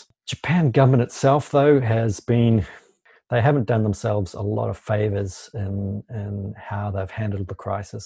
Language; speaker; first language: English; native; English